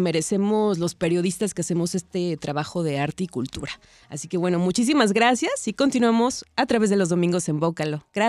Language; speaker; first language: Spanish; native; Spanish